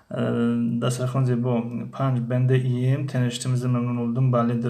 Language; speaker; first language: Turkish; non-native, fluent; Tajik